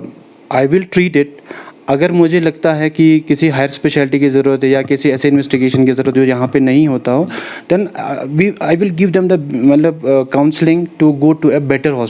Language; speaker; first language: Hindi; non-native, local second language; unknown